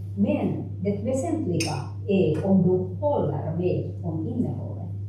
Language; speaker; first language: Swedish; non-native, local second language; Finnish